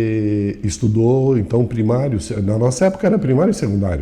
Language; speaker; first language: Portuguese; native; Portuguese